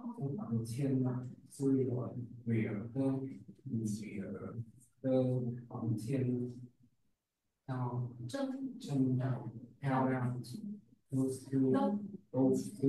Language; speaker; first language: Chinese; non-native, learner; Vietnamese